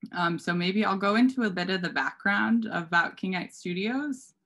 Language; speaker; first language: English; native; English